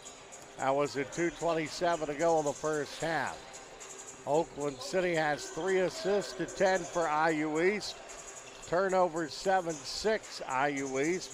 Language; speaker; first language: English; native; English